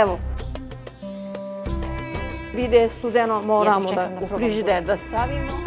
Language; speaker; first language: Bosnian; early bilingual, heritage; Bosnian